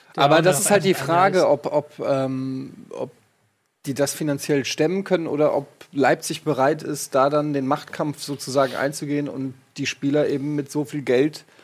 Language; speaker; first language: German; native; German